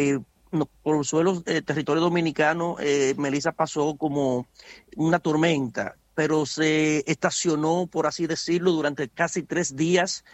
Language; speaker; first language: Spanish; native; Spanish